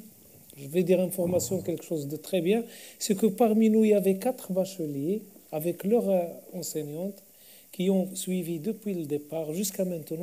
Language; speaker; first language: French; non-native, local second language; Arabic